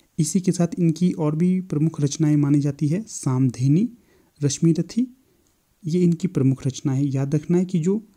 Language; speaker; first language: Hindi; native; Hindi